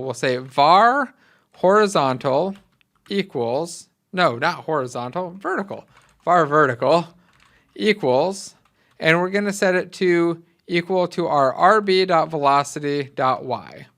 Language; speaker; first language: English; native; English